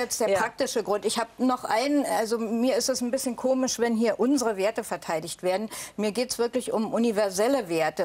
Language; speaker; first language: German; native; German